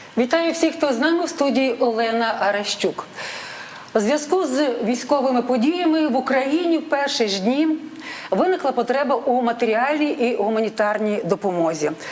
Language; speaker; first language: Ukrainian; native; Ukrainian